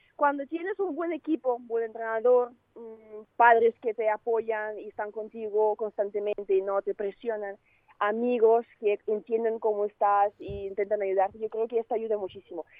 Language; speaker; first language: Spanish; non-native, fluent; Russian